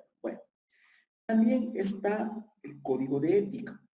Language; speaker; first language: Spanish; native; Spanish